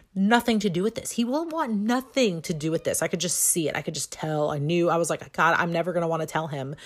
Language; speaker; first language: English; native; English